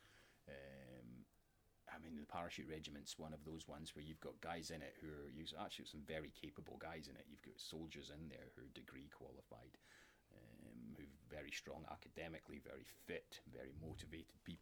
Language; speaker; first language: English; native; English